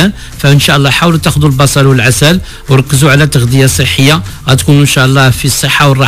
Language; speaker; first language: Arabic; native; Arabic